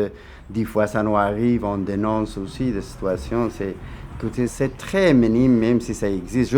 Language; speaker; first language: French; non-native, fluent; Persian